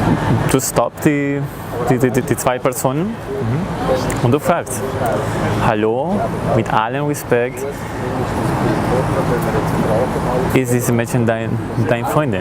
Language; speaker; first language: German; non-native, learner; Spanish